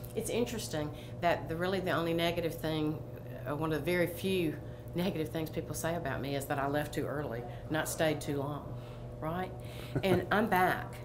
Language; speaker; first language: English; native; English